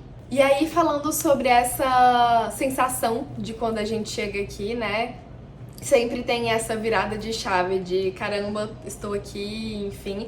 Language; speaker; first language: Portuguese; native; Portuguese